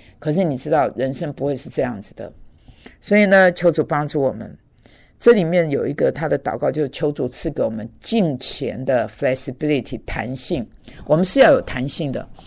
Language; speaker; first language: Chinese; native; Chinese